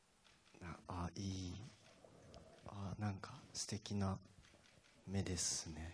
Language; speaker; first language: Japanese; native; Japanese